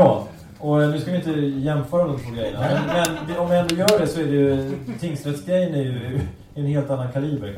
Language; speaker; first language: Swedish; native; Swedish